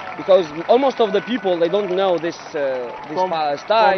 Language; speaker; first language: English; non-native, learner; Arabic